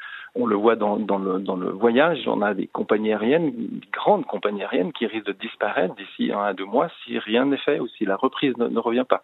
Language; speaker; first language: French; native; French